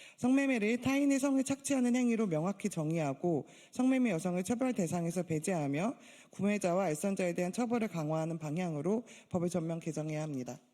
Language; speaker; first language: Korean; native; Korean